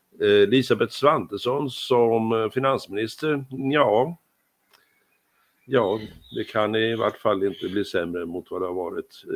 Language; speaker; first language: Swedish; native; Swedish